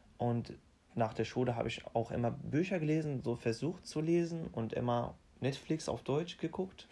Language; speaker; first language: German; non-native, fluent; Arabic